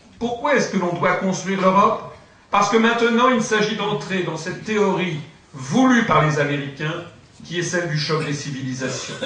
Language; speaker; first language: French; native; French